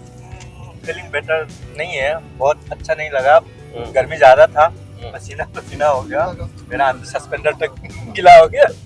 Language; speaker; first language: Hindi; non-native, learner; Bangla